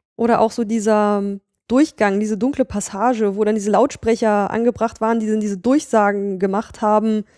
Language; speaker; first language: German; native; German